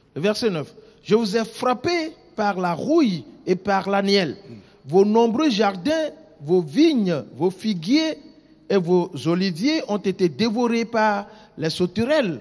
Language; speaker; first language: French; non-native, local second language; Ewe